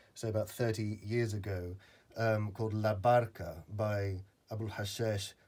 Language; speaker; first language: English; native; English